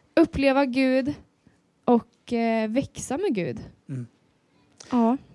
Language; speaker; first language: Swedish; native; Swedish